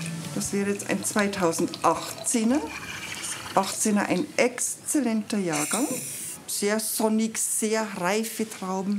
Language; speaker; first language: German; native; German